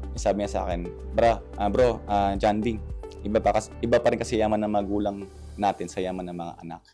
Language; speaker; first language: Filipino; native; Filipino